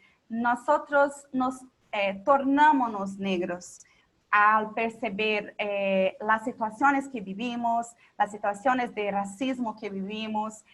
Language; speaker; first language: Spanish; non-native, local second language; Portuguese